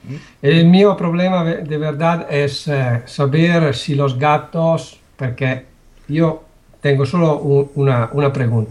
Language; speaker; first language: Spanish; non-native, learner; Italian